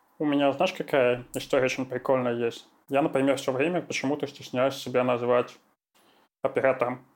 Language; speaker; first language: Russian; native; Russian